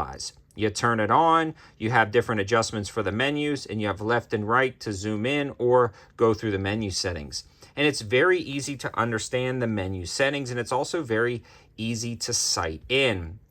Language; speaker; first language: English; native; English